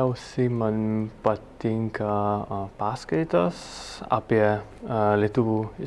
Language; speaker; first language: Lithuanian; non-native, learner; Czech